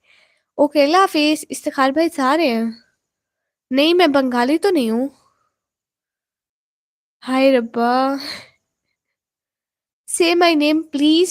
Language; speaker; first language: Hindi; non-native, local second language; Punjabi